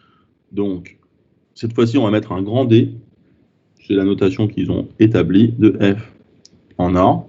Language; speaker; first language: French; native; French